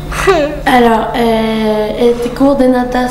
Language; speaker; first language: French; non-native, fluent; Spanish